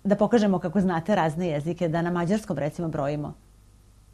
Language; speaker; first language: Serbian; native; Serbian